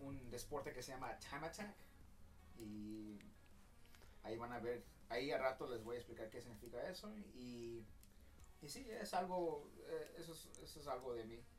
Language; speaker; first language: Spanish; early bilingual, heritage; Spanish